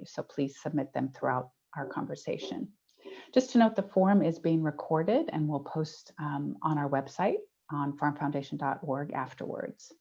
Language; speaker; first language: English; native; English